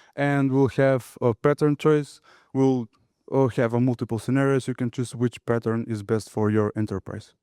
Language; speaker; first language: English; non-native, fluent; Macedonian